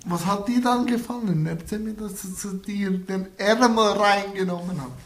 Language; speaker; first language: German; native; German